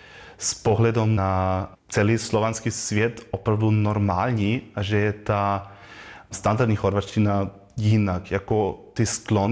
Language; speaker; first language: Czech; non-native, fluent; Croatian